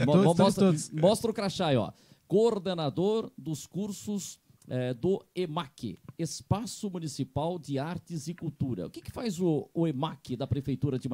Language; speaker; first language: Portuguese; native; Portuguese